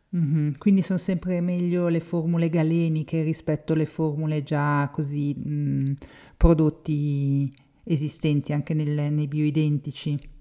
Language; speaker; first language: Italian; native; Italian